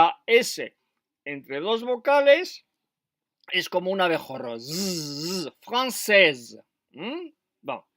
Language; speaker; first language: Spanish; non-native, fluent; French